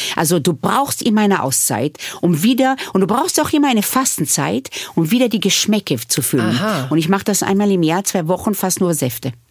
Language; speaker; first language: German; early bilingual, other home language; Hebrew